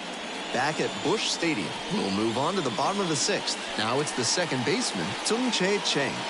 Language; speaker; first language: English; native; English